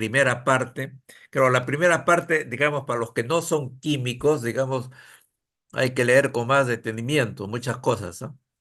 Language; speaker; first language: Spanish; native; Spanish